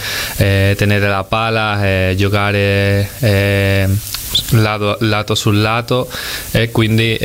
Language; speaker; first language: Italian; non-native, fluent; Spanish